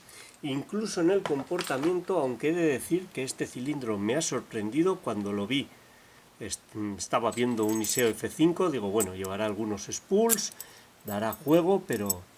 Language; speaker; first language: Spanish; native; Spanish